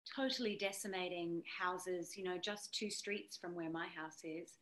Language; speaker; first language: English; native; English